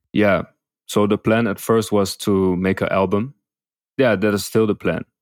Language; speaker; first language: English; non-native, fluent; Dutch